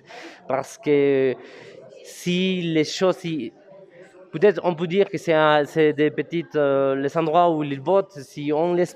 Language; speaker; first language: French; non-native, fluent; Spanish